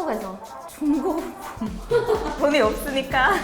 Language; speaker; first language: Korean; non-native, fluent; Spanish